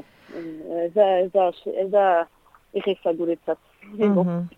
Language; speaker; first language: Basque; non-native, local second language; French